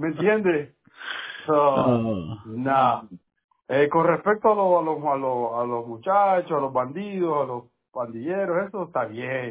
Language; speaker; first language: Spanish; native; Spanish